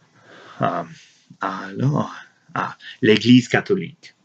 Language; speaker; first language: French; non-native, learner; English